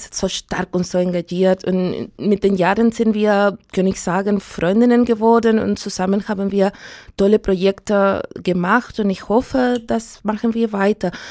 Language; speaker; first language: German; non-native, fluent; Spanish